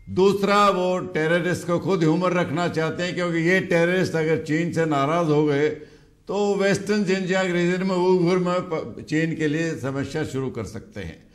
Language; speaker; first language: Hindi; native; Hindi